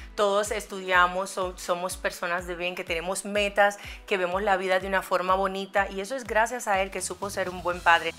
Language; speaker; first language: Spanish; non-native, fluent; Haitian Creole